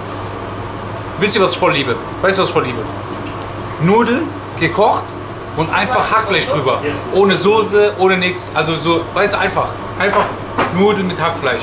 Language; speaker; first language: German; native; German